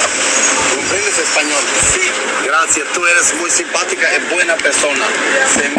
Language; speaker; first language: Spanish; non-native, learner; Albanian